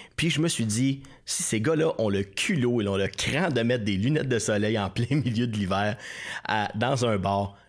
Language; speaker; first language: French; native; French